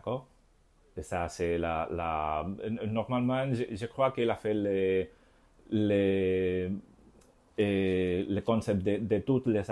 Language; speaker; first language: French; non-native, learner; Spanish